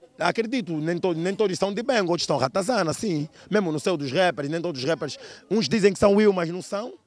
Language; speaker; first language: Portuguese; non-native, local second language; Kongo